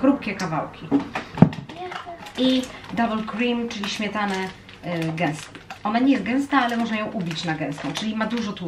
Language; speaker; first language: Polish; native; Polish